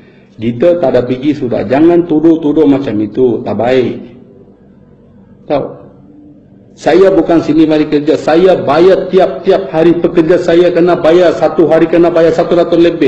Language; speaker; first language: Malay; non-native, fluent; Bangla